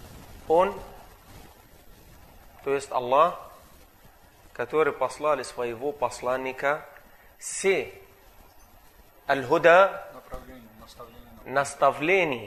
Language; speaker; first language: Russian; non-native, fluent; Arabic